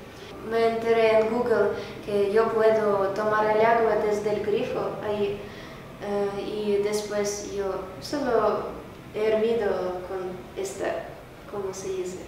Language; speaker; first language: Spanish; non-native, learner; Ukrainian